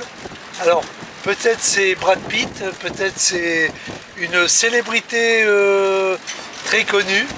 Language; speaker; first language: French; native; French